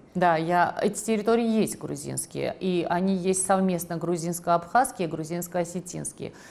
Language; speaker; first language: Russian; non-native, local second language; Georgian